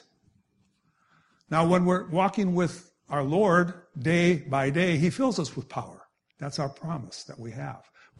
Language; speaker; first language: English; native; English